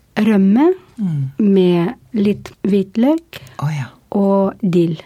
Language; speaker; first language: Norwegian; non-native, fluent; Russian